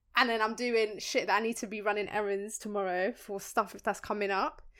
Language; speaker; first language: English; early bilingual, other home language; Spanish